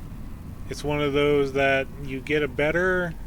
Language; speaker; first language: English; native; English